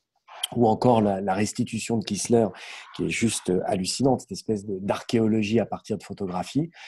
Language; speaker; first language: French; native; French